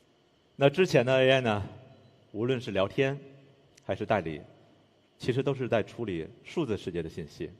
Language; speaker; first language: Chinese; native; Chinese